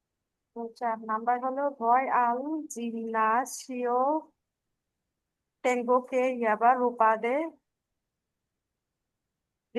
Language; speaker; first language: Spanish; non-native, learner; Bangla